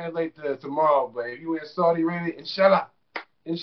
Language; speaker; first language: English; native; English